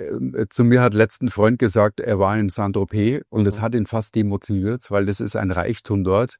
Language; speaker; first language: German; native; German